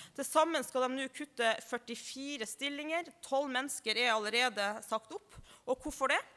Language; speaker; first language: Norwegian; native; Norwegian